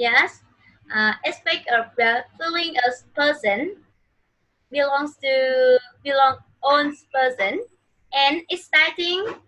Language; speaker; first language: English; non-native, fluent; Vietnamese